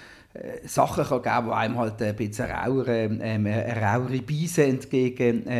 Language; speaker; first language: German; native; German